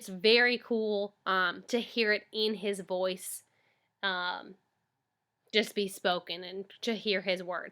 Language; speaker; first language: English; native; English